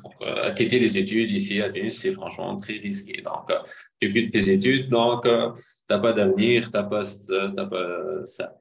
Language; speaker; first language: French; non-native, fluent; Arabic